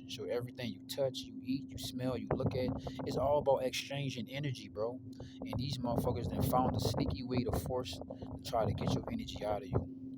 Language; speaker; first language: English; native; English